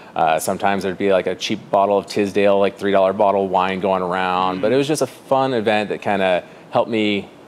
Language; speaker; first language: English; native; English